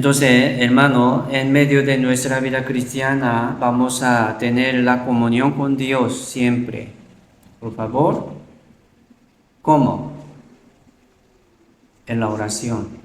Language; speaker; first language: Spanish; non-native, learner; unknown